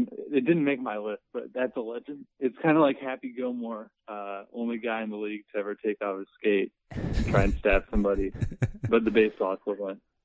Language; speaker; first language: English; native; English